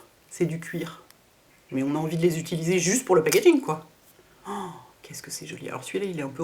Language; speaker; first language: French; native; French